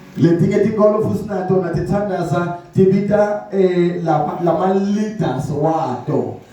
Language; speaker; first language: Zulu; non-native, local second language; Swati